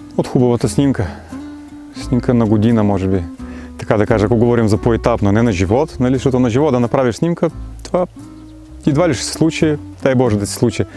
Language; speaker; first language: Bulgarian; non-native, fluent; Russian